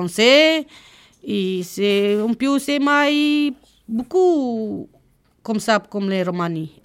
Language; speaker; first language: French; non-native, learner; Romanian